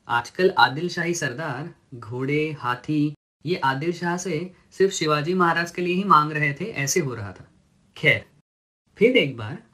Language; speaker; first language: Hindi; non-native, local second language; Marathi